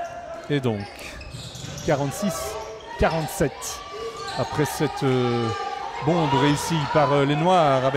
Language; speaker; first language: French; native; French